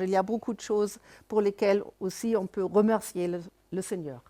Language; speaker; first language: French; non-native, fluent; German